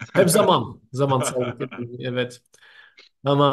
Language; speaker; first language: Turkish; non-native, learner; German